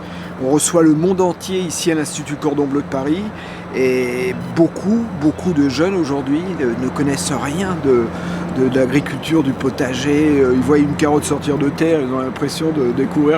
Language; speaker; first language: French; native; French